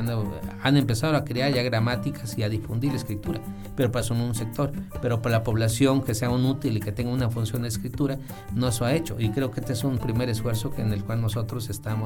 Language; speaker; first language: Spanish; native; Spanish